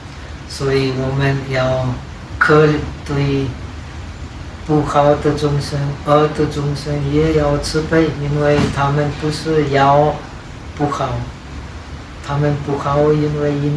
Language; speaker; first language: Chinese; non-native, learner; Czech